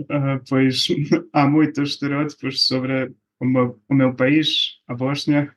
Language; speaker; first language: Portuguese; non-native, fluent; Bosnian